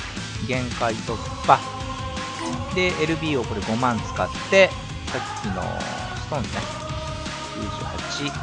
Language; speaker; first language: Japanese; native; Japanese